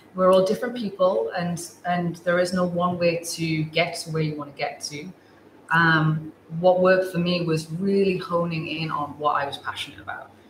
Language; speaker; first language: English; native; English